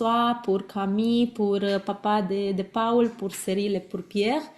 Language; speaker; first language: French; non-native, learner; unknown